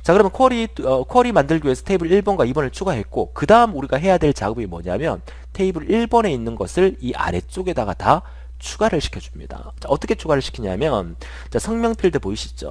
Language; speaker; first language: Korean; native; Korean